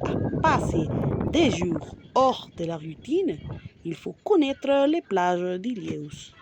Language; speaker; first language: French; non-native, learner; Spanish